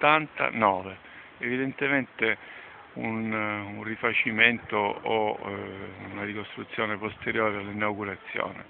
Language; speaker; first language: Italian; native; Italian